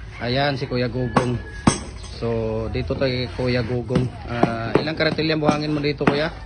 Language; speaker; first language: Filipino; non-native, local second language; Cebuano